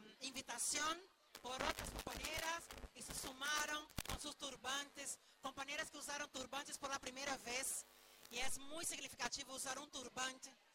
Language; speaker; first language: Spanish; non-native, fluent; Portuguese